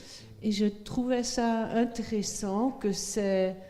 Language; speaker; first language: French; non-native, fluent; Swiss German